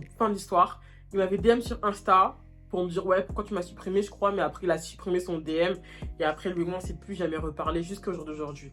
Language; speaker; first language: French; native; French